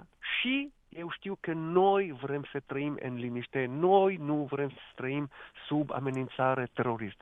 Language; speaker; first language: Romanian; non-native, fluent; Hebrew